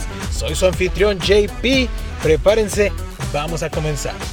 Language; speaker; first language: Spanish; early bilingual, heritage; Spanish